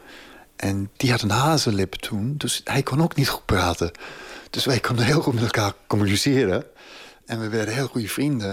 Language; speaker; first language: Dutch; non-native, fluent; English